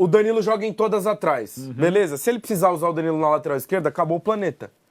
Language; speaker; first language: Portuguese; native; Portuguese